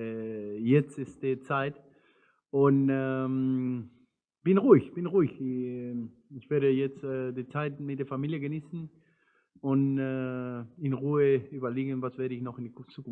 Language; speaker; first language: German; non-native, fluent; Spanish